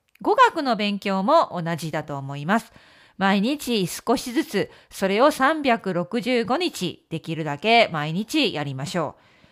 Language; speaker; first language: Japanese; native; Japanese